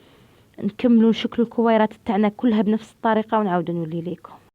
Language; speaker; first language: Arabic; native; Arabic